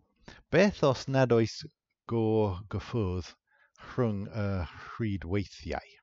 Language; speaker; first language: Welsh; non-native, fluent; English